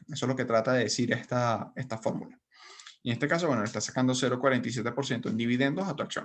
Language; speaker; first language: Spanish; native; Spanish